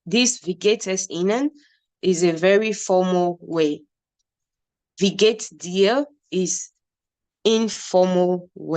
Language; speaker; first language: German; non-native, fluent; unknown